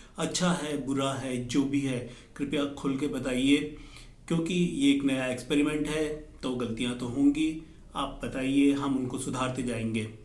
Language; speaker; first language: Hindi; native; Hindi